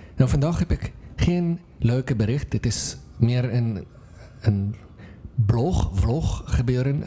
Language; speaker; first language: Dutch; non-native, fluent; Afrikaans